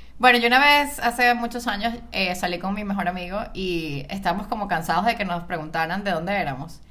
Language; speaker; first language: Spanish; native; Spanish